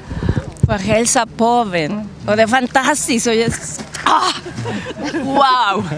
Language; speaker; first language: Swedish; non-native, learner; Spanish